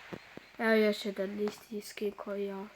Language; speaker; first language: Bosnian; early bilingual, heritage; Bosnian